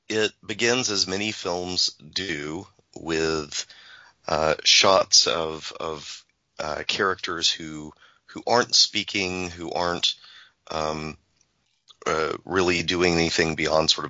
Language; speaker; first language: English; native; English